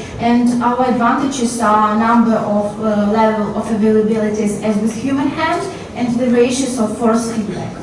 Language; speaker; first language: English; non-native, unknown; Russian